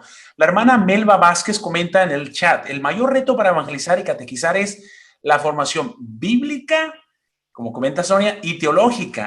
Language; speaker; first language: Spanish; native; Spanish